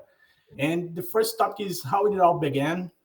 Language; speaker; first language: English; non-native, learner; Portuguese